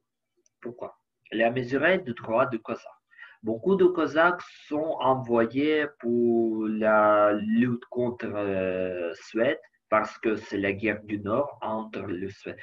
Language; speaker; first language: French; non-native, learner; Ukrainian